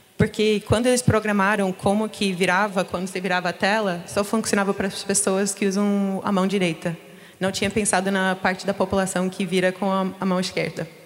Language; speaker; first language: Portuguese; non-native, fluent; English